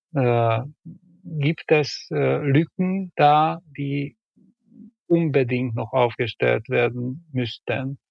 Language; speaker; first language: German; non-native, fluent; Hungarian